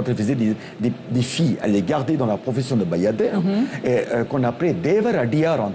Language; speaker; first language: French; non-native, local second language; Tamil